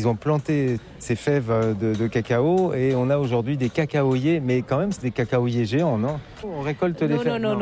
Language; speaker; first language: French; native; French